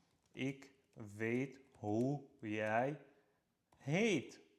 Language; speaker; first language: Dutch; non-native, fluent; Arabic